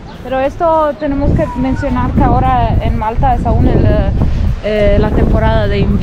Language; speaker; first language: Spanish; non-native, fluent; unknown